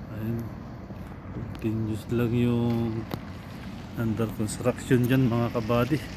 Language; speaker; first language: Filipino; non-native, local second language; Cebuano